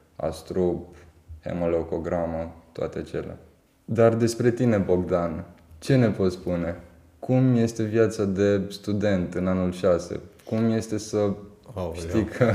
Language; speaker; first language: Romanian; native; Romanian